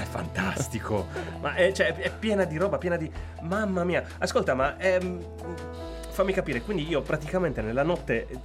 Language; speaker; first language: Italian; native; Italian